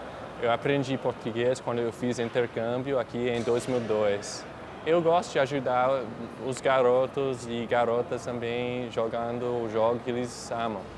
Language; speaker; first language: Portuguese; non-native, fluent; English